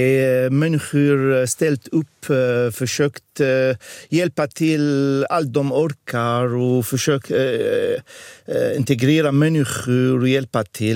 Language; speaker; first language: Swedish; non-native, fluent; Arabic